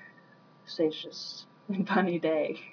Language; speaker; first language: French; non-native, learner; English